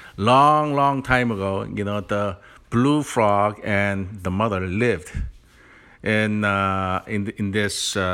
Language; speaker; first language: English; early bilingual, other home language; Korean